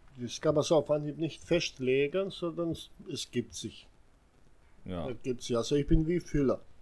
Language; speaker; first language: German; non-native, fluent; Serbian